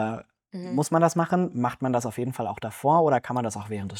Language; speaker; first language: German; native; German